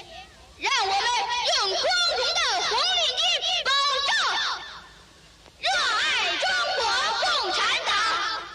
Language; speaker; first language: Chinese; native; Chinese